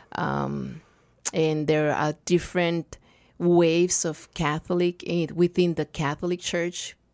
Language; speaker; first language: English; non-native, fluent; Spanish